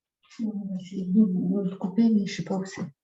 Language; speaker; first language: French; native; French